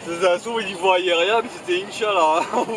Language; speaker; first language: French; native; French